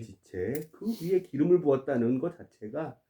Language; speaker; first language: Korean; native; Korean